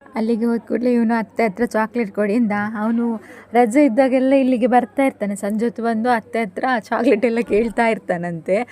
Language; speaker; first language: Kannada; native; Kannada